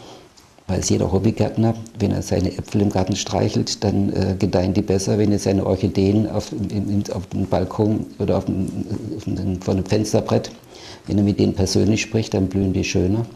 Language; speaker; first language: German; native; German